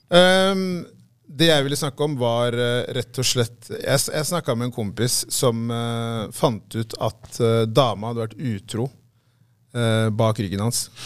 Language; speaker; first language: Norwegian; early bilingual, other home language; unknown